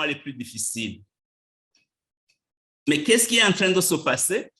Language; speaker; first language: French; non-native, local second language; Rundi